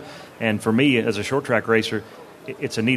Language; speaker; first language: English; native; English